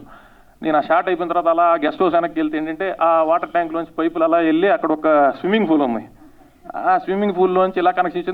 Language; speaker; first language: Telugu; native; Telugu